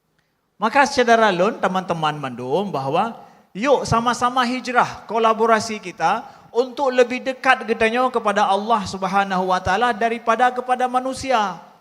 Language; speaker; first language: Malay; non-native, local second language; Achinese